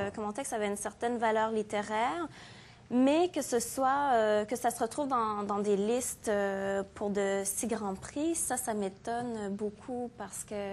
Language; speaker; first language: French; native; French